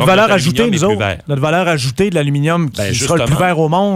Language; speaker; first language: French; native; French